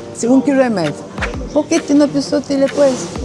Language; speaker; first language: Italian; non-native, fluent; Korean